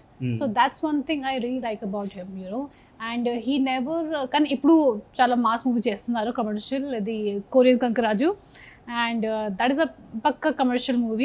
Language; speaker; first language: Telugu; non-native, local second language; Hindi